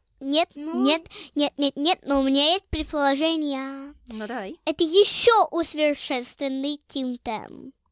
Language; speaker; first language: Russian; early bilingual, heritage; Russian